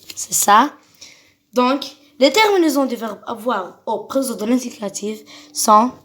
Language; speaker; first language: French; non-native, local second language; Arabic